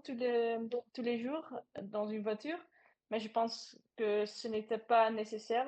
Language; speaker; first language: French; non-native, learner; Dutch